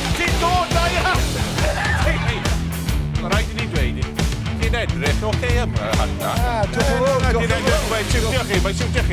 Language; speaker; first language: Welsh; non-native, learner; English